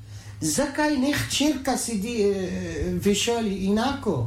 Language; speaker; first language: Slovenian; non-native, learner; Arabic